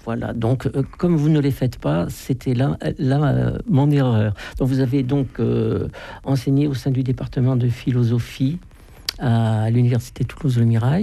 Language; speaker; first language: French; native; French